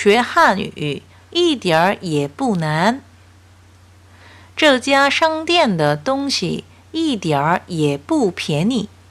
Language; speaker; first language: Chinese; non-native, fluent; Korean